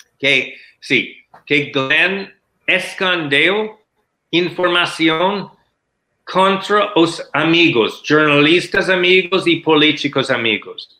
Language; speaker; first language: Portuguese; non-native, learner; English